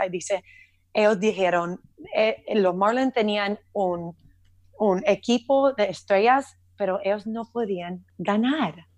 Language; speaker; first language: Spanish; early bilingual, heritage; Spanish